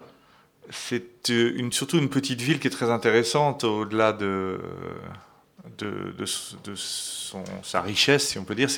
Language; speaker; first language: French; native; French